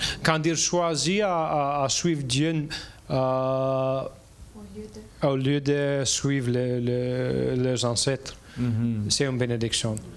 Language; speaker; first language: French; non-native, learner; English